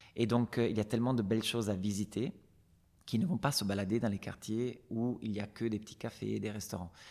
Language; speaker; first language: French; non-native, fluent; Italian